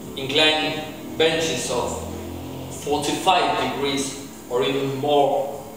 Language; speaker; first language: English; non-native, fluent; Spanish